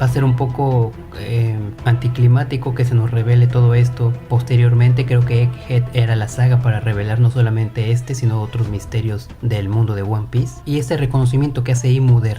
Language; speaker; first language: Spanish; native; Spanish